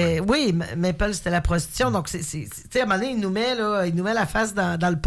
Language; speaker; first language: French; native; French